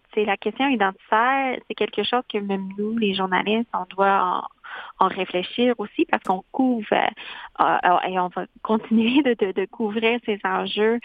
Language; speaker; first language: French; non-native, local second language; English